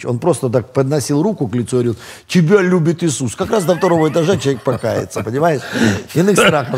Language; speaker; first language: Russian; native; Russian